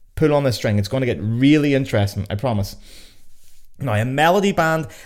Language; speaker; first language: English; native; English